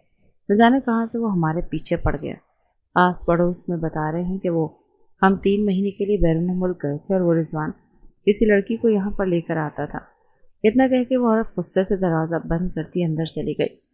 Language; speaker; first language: Urdu; native; Urdu